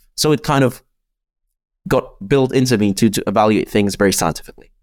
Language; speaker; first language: English; non-native, fluent; Czech